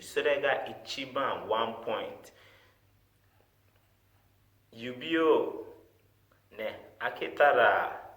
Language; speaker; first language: Japanese; non-native, fluent; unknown